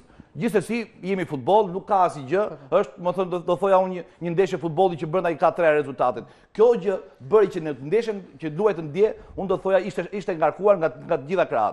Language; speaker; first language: Albanian; native; Albanian